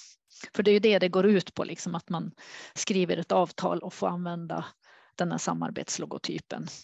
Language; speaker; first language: Swedish; native; Swedish